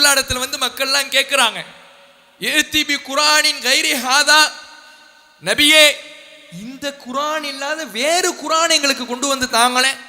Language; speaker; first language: Tamil; native; Tamil